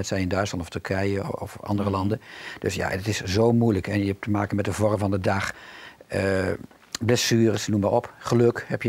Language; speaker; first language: Dutch; native; Dutch